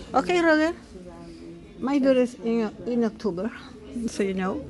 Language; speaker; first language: English; non-native, learner; Spanish